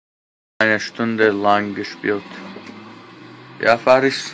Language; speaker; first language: German; non-native, learner; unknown